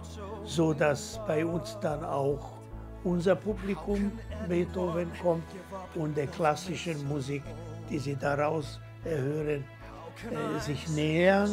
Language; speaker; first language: German; non-native, fluent; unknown